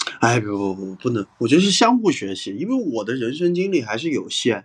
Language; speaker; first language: Chinese; native; Chinese